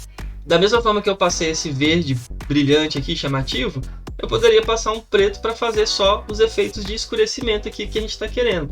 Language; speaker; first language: Portuguese; native; Portuguese